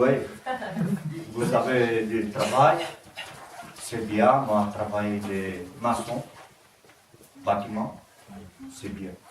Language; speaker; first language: French; non-native, learner; Romanian